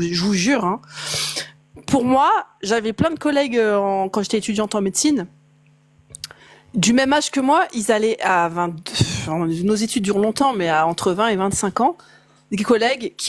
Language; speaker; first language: French; native; French